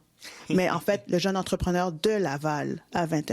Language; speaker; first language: French; native; French